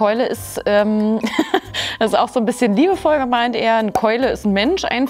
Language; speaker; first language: German; native; German